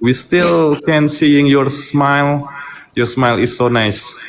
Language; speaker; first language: English; non-native, learner; Indonesian